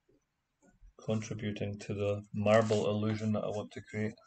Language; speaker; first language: English; native; English